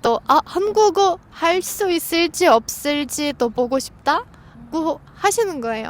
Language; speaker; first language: Korean; non-native, fluent; Russian